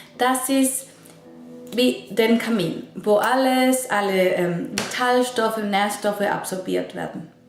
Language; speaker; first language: German; non-native, learner; Spanish